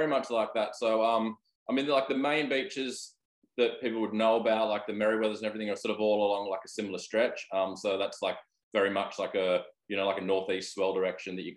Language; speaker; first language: English; native; English